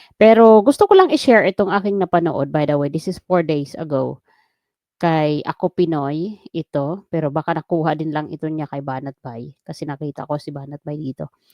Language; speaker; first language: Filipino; non-native, local second language; Waray